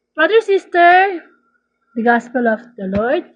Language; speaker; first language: English; non-native, local second language; Filipino